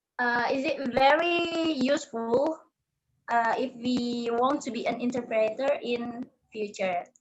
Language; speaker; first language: English; non-native, learner; Indonesian